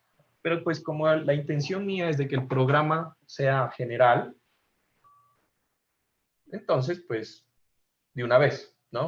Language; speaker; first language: Spanish; native; Spanish